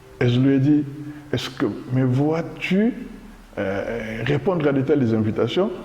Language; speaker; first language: French; non-native, local second language; Lingala